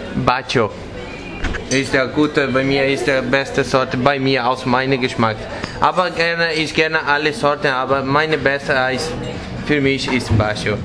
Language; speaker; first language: German; non-native, learner; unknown